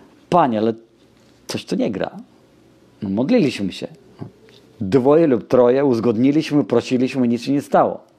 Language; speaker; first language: Polish; non-native, fluent; Russian